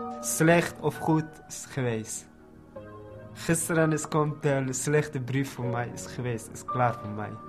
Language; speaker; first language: Dutch; non-native, learner; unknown